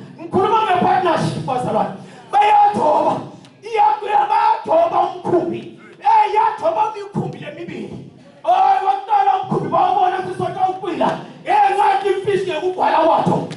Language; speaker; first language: Zulu; non-native, local second language; Swati